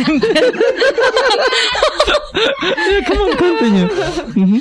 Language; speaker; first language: English; non-native, learner; Indonesian